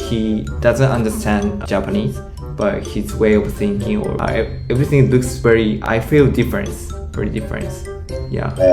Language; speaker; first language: English; non-native, learner; Japanese